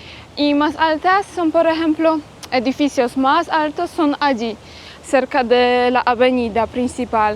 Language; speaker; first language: Spanish; non-native, fluent; Polish